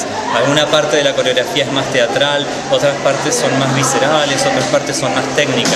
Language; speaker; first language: Spanish; native; Spanish